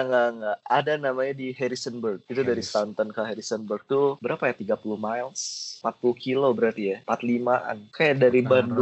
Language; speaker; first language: Indonesian; native; Indonesian